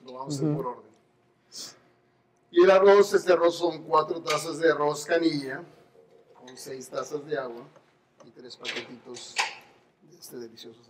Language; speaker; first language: Spanish; native; Spanish